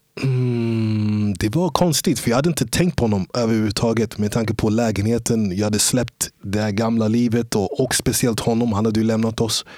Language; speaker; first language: Swedish; early bilingual, other home language; English